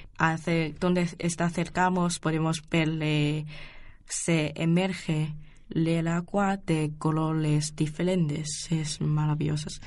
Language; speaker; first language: Spanish; non-native, learner; Chinese